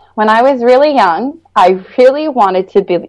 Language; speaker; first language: English; native; English